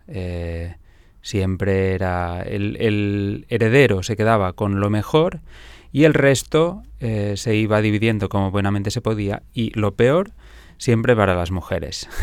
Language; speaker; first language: Spanish; non-native, local second language; Catalan